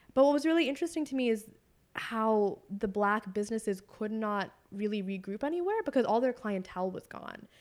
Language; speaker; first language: English; native; English